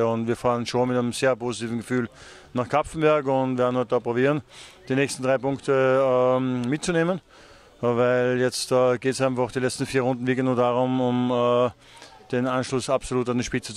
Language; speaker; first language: German; native; German